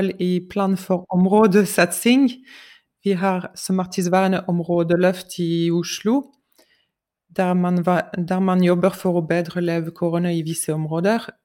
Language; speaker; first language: Norwegian; non-native, fluent; French